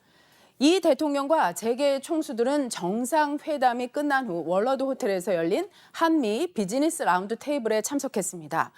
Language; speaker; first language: Korean; native; Korean